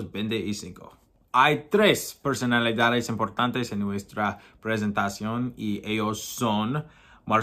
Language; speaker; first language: Spanish; non-native, learner; English